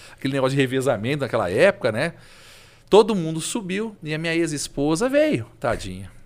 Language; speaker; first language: Portuguese; native; Portuguese